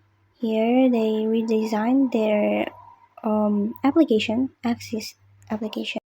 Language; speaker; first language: English; non-native, learner; Indonesian